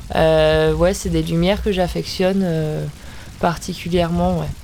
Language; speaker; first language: French; native; French